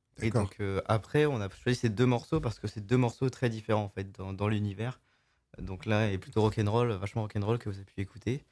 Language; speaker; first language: French; native; French